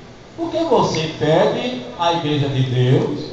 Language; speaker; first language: Portuguese; native; Portuguese